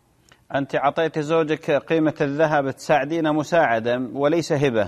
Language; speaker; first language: Arabic; native; Arabic